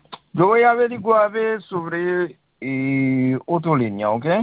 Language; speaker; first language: Spanish; non-native, learner; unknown